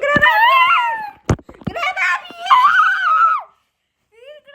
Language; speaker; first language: Spanish; native; Spanish